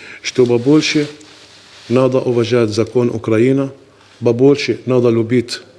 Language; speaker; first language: Russian; non-native, learner; Arabic